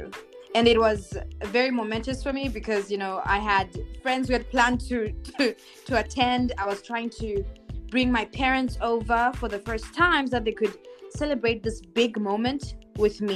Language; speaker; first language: English; non-native, local second language; Shona